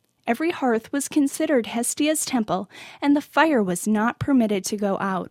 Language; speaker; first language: English; native; English